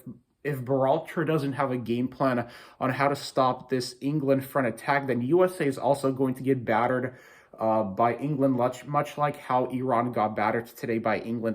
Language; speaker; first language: English; native; English